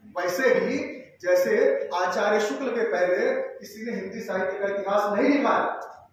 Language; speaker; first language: Hindi; native; Hindi